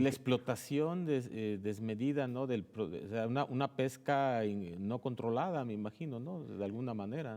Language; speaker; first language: Spanish; native; Spanish